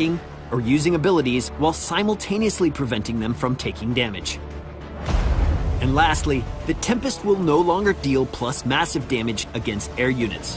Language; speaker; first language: English; native; English